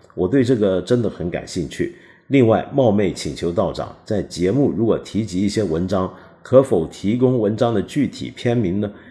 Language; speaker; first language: Chinese; non-native, local second language; Cantonese